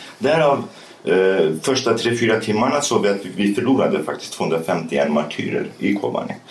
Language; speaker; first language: Swedish; early bilingual, other home language; Kurdish